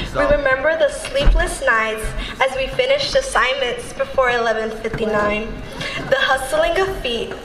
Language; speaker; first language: English; early bilingual, other home language; Spanish